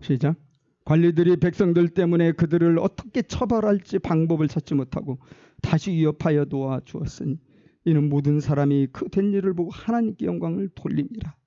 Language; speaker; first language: Korean; native; Korean